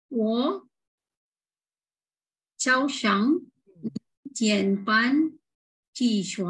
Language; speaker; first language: Chinese; non-native, learner; Malay